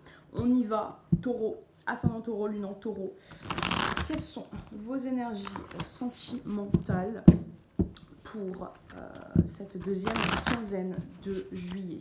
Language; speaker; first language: French; native; French